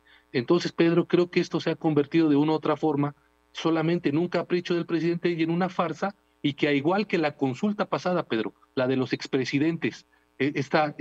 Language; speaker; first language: Spanish; native; Spanish